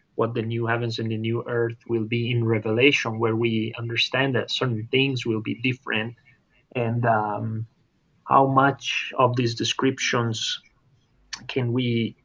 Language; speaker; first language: English; non-native, fluent; Italian